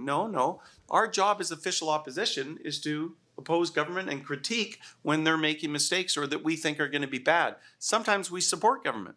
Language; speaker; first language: English; native; English